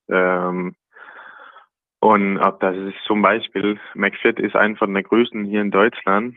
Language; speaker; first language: German; non-native, learner; Danish